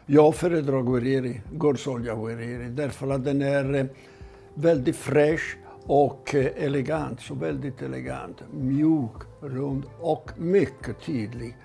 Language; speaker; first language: Swedish; non-native, fluent; Italian